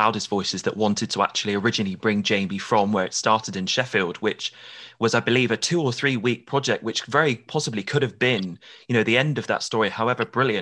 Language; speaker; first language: English; native; English